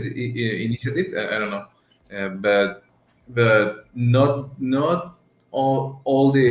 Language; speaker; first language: English; non-native, learner; Spanish